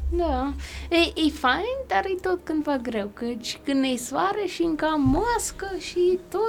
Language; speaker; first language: Romanian; early bilingual, heritage; Romanian